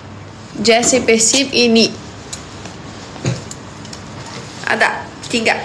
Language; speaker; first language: Indonesian; non-native, learner; Portuguese